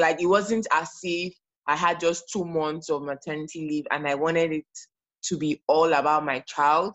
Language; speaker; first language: English; non-native, local second language; Yoruba